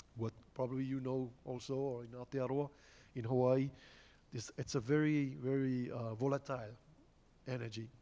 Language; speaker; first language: English; non-native, fluent; French